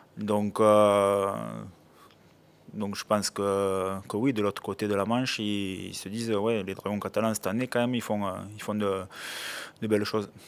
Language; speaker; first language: French; native; French